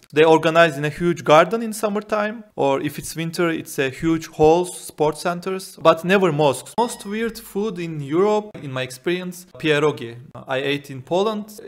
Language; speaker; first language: English; non-native, fluent; Turkish